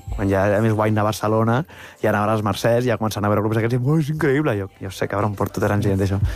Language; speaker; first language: Catalan; native; Catalan